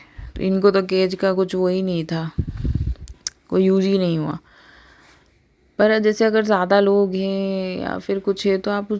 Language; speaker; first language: Hindi; native; Hindi